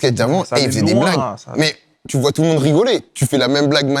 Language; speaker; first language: French; native; French